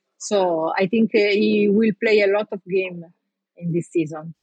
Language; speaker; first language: English; non-native, learner; Italian